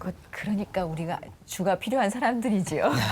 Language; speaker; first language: Korean; native; Korean